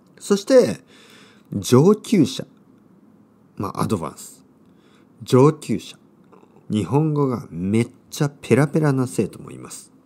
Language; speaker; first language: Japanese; native; Japanese